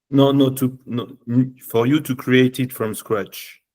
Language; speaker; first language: English; non-native, learner; French